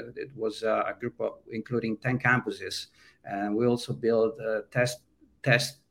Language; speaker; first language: English; non-native, fluent; Italian